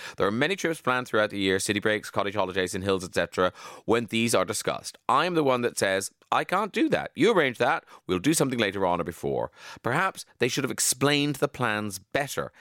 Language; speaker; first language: English; native; English